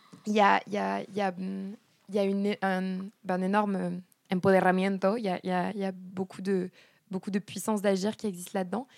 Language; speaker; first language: French; native; French